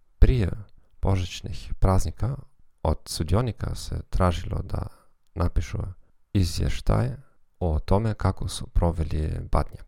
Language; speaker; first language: Croatian; non-native, fluent; German